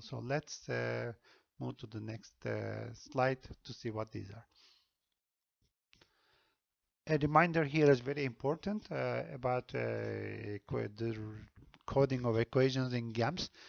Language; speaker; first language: English; non-native, fluent; Turkish